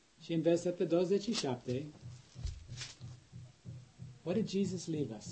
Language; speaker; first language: Romanian; non-native, learner; English